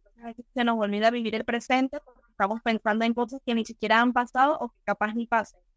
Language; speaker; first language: Spanish; native; Spanish